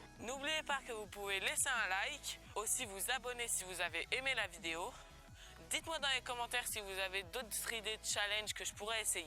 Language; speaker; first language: French; native; French